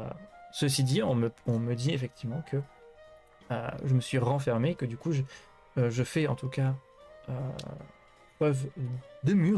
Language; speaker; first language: French; native; French